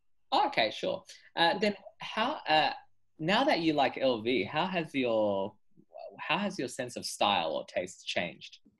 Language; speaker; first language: English; native; English